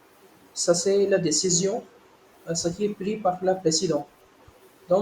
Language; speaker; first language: French; non-native, learner; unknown